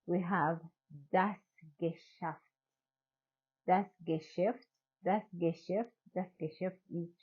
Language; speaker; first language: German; non-native, learner; English